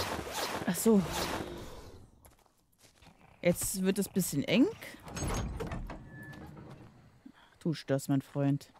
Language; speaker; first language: German; native; German